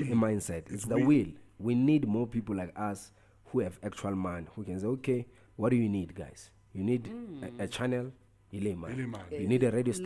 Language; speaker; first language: English; non-native, local second language; Tsonga